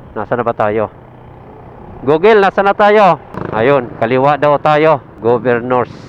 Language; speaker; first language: Filipino; native; Filipino